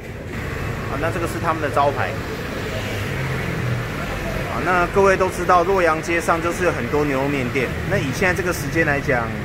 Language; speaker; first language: Chinese; native; Chinese